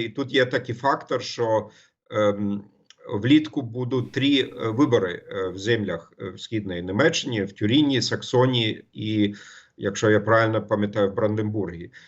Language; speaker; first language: Ukrainian; non-native, fluent; German